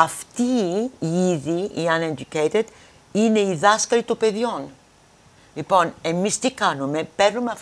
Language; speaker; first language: Greek; early bilingual, heritage; Greek